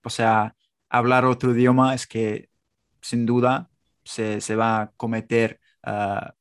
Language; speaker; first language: Spanish; non-native, fluent; English